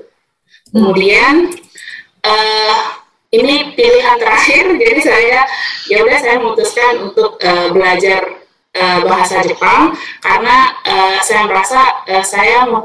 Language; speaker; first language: Indonesian; native; Indonesian